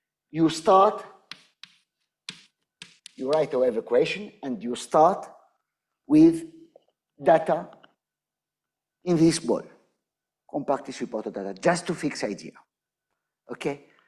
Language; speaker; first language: English; non-native, fluent; Arabic